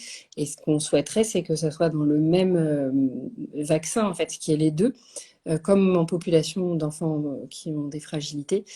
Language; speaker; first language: French; native; French